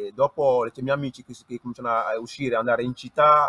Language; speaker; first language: Italian; non-native, learner; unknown